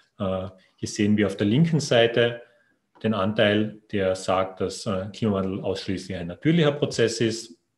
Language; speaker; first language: German; native; German